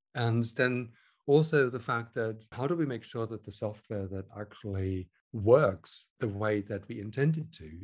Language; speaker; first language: English; non-native, fluent; German